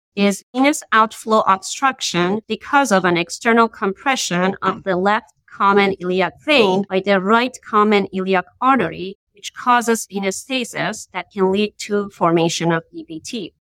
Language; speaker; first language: English; non-native, fluent; Persian